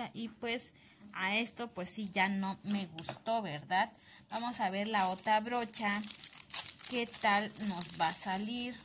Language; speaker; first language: Spanish; native; Spanish